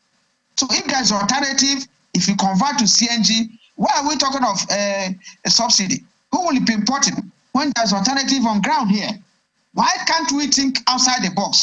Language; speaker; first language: English; non-native, local second language; Igbo